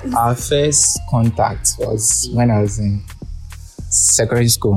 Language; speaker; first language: English; non-native, local second language; Yoruba